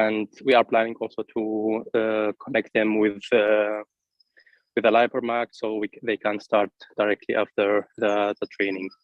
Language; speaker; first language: English; non-native, fluent; Arabic